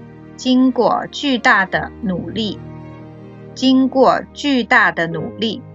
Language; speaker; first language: Chinese; native; Chinese